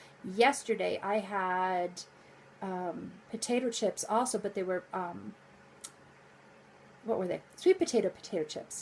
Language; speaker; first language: English; native; English